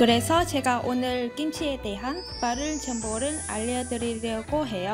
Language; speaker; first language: Korean; non-native, fluent; Vietnamese